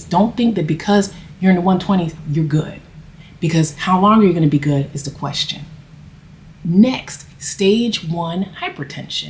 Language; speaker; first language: English; native; English